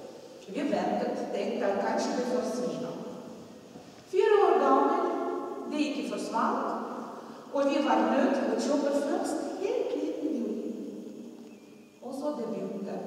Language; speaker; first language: Norwegian; non-native, learner; Russian